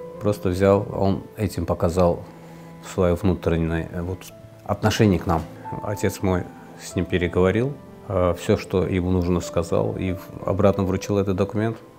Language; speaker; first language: Russian; non-native, local second language; Azerbaijani